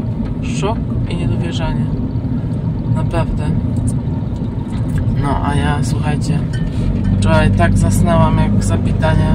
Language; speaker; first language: Polish; native; Polish